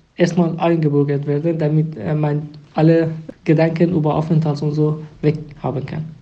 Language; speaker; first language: German; non-native, fluent; Persian